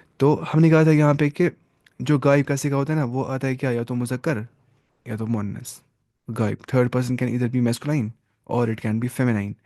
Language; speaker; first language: Urdu; native; Urdu